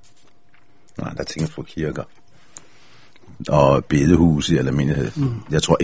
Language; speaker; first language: Danish; non-native, fluent; Hebrew